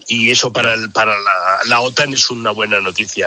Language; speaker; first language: Spanish; native; Spanish